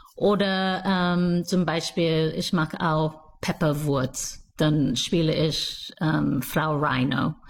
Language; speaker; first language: German; non-native, fluent; English